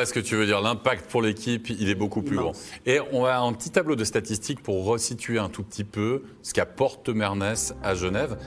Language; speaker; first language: French; native; French